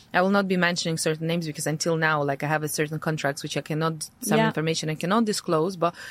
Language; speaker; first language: English; non-native, fluent; Latvian